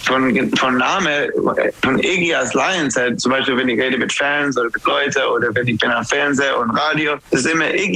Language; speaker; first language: German; non-native, learner; English